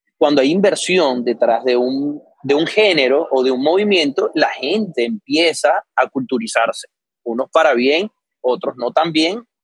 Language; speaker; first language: Spanish; native; Spanish